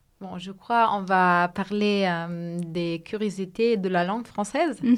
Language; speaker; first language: French; non-native, fluent; Spanish